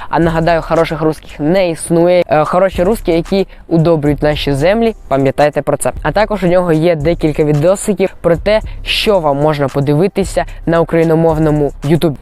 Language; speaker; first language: Ukrainian; non-native, local second language; Russian